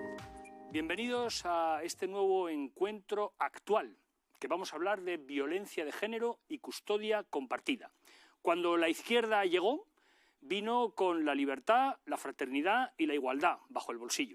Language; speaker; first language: Spanish; native; Spanish